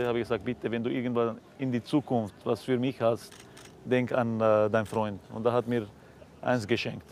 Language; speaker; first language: German; non-native, fluent; Arabic